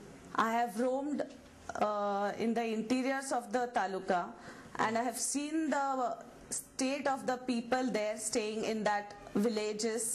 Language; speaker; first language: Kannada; non-native, learner; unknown